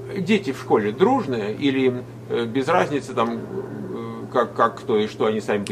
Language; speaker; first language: Russian; native; Russian